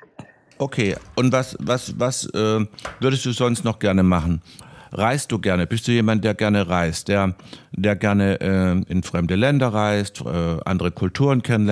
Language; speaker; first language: German; native; German